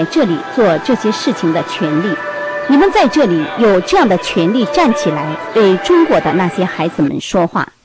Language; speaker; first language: Chinese; native; Chinese